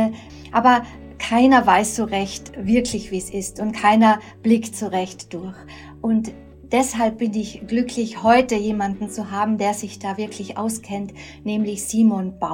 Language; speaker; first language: German; native; German